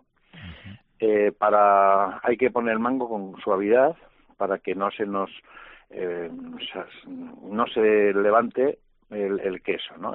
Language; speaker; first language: Spanish; native; Spanish